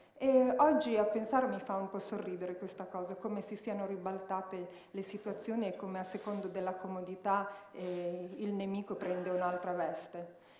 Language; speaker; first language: Italian; early bilingual, heritage; Italian